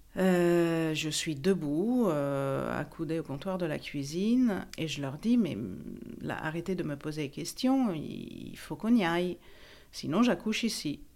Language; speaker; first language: French; non-native, fluent; Italian